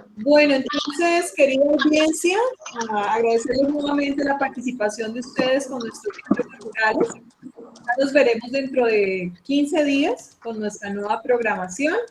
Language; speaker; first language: Spanish; native; Spanish